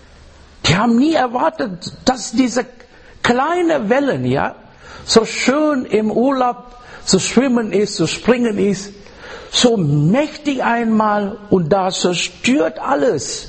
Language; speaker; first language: German; non-native, learner; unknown